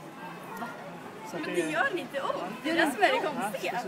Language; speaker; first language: Swedish; native; Swedish